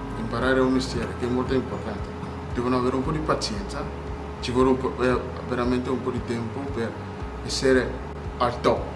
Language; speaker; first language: Italian; non-native, fluent; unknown